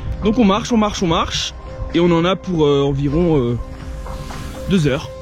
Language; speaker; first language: French; native; French